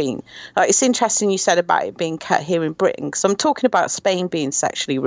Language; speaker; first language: English; native; English